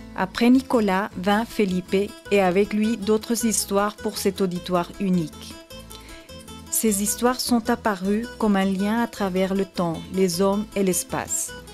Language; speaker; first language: French; native; French